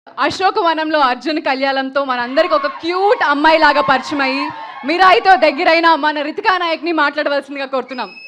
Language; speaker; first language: Telugu; native; Telugu